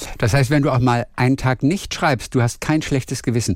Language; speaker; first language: German; native; German